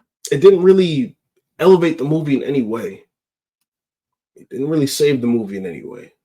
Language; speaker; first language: English; native; English